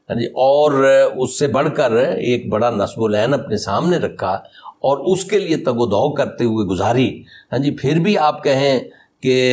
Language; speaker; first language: Urdu; native; Urdu